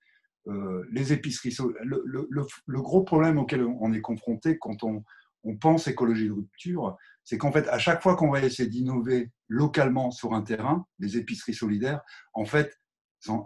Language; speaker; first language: French; native; French